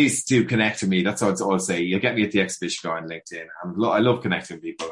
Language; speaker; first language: English; native; English